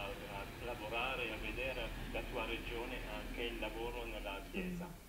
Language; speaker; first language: Italian; non-native, learner; French